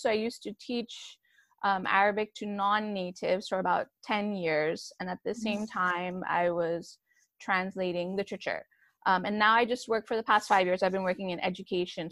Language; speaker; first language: English; non-native, local second language; Urdu